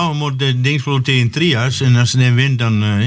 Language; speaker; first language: Dutch; native; Dutch